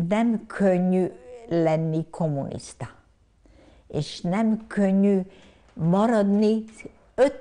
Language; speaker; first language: Hungarian; non-native, learner; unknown